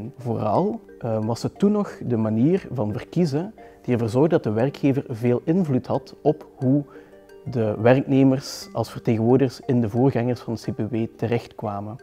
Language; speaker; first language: Dutch; native; Dutch